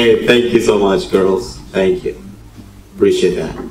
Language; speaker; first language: English; non-native, fluent; Indonesian